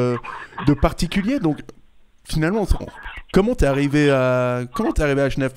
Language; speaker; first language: French; native; French